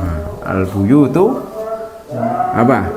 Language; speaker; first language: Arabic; non-native, fluent; Indonesian